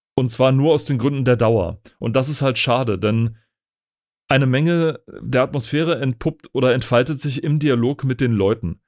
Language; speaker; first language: German; native; German